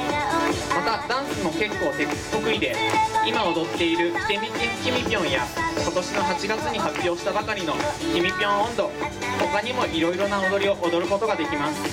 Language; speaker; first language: Japanese; native; Japanese